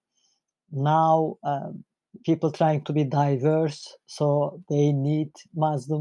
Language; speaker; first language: English; non-native, fluent; Turkish